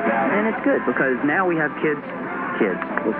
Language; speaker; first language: English; native; English